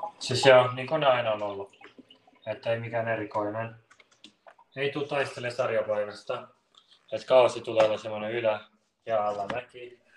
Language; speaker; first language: Finnish; early bilingual, other home language; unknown